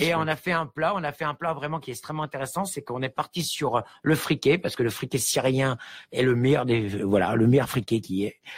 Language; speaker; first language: French; native; French